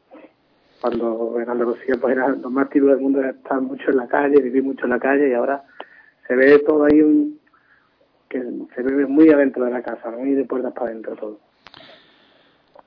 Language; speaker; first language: Spanish; native; Spanish